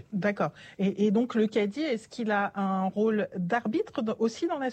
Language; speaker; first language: French; native; French